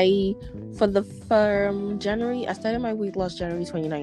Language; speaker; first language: English; non-native, local second language; Yoruba